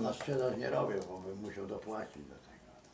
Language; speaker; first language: Polish; native; Polish